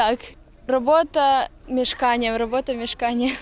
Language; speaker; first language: Polish; non-native, learner; Ukrainian